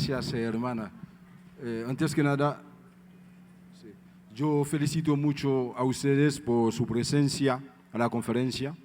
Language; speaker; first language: Spanish; non-native, fluent; Haitian Creole